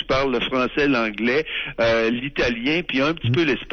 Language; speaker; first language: French; native; French